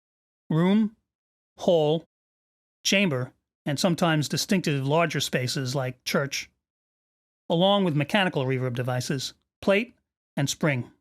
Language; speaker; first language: English; native; English